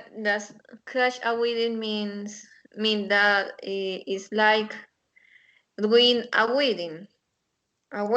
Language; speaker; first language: English; non-native, learner; Spanish